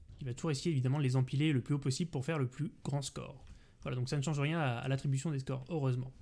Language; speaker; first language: French; native; French